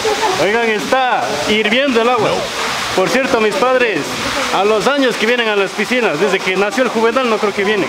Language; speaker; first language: Spanish; native; Spanish